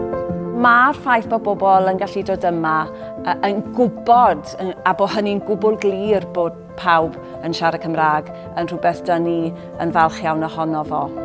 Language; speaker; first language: Welsh; native; Welsh